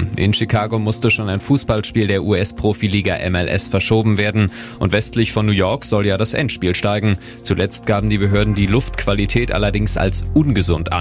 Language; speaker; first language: German; native; German